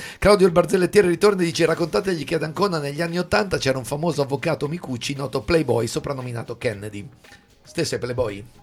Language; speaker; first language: Italian; native; Italian